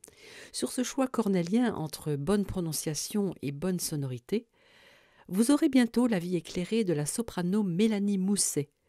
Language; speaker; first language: French; native; French